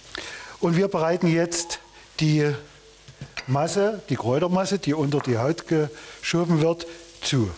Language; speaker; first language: German; native; German